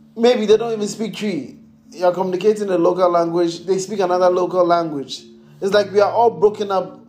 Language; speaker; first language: English; non-native, local second language; Akan